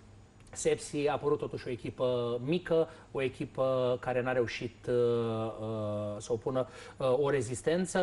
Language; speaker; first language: Romanian; native; Romanian